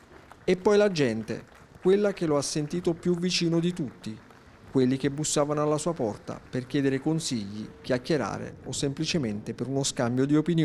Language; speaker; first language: Italian; native; Italian